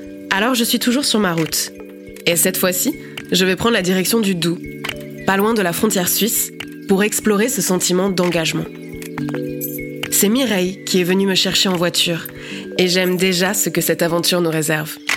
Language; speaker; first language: French; native; French